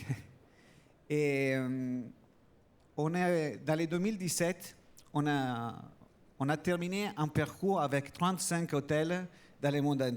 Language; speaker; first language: French; non-native, learner; Italian